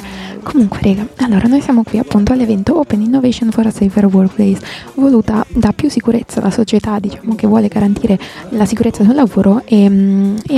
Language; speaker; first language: Italian; native; Italian